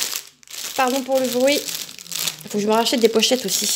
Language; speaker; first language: French; native; French